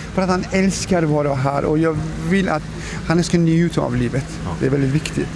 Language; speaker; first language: Swedish; non-native, fluent; Persian